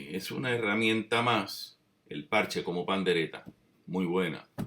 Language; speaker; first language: Spanish; native; Spanish